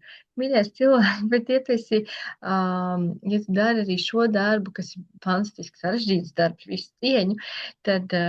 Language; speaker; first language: Latvian; native; Latvian